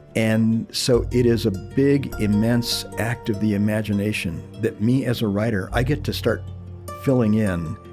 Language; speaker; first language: English; early bilingual, other home language; Spanish